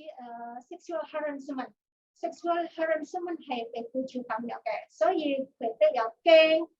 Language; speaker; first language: Cantonese; non-native, learner; Indonesian